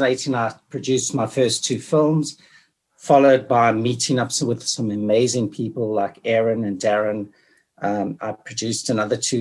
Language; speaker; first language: English; native; English